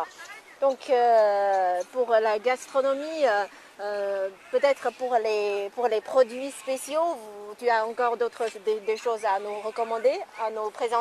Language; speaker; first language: French; non-native, fluent; Chinese